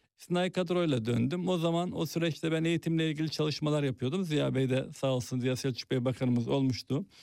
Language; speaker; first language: Turkish; native; Turkish